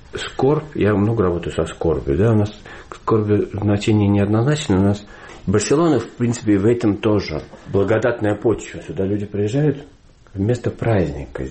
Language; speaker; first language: Russian; native; Russian